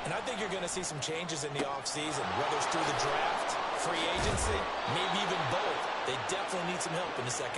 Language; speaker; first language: English; native; English